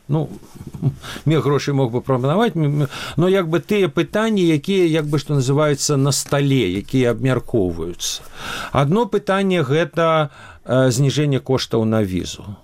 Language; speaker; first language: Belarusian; native; Belarusian